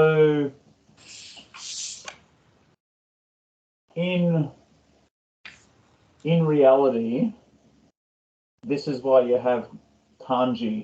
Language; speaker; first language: English; non-native, learner; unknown